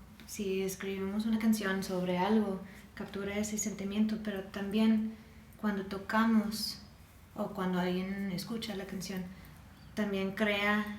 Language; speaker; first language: Spanish; non-native, fluent; English